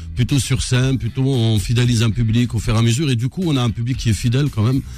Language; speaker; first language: French; non-native, local second language; Arabic